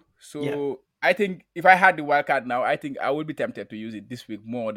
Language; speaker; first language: English; non-native, local second language; Wolof